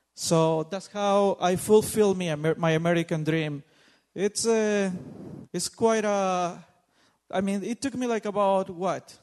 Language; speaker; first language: English; non-native, fluent; Spanish